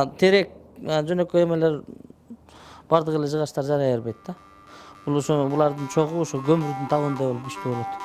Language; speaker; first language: Kyrgyz; native; Kyrgyz